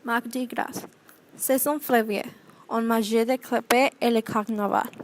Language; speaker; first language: French; non-native, learner; Spanish